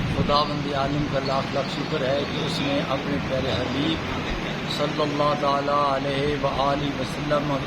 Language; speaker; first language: Urdu; non-native, local second language; Punjabi